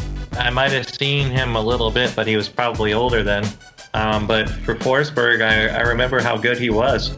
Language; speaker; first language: English; native; English